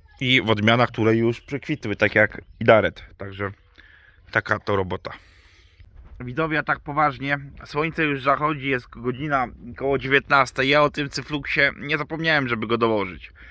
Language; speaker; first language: Polish; native; Polish